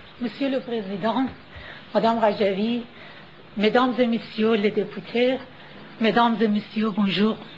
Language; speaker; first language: French; non-native, fluent; Persian